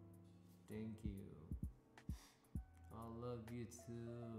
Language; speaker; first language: English; non-native, learner; Korean